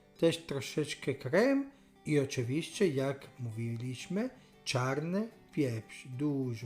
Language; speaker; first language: Polish; non-native, learner; Italian